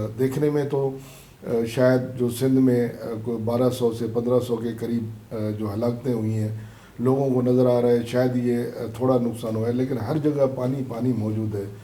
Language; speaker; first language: Urdu; non-native, local second language; Sindhi